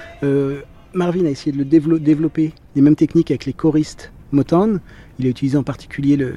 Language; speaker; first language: French; native; French